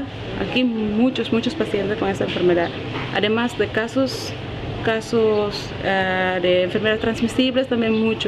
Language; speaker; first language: Spanish; non-native, learner; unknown